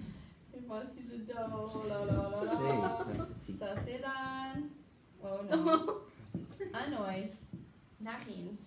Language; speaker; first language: French; non-native, fluent; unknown